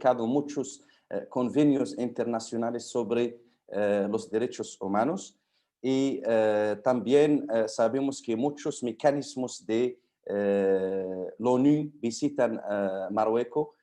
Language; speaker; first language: Spanish; non-native, fluent; Arabic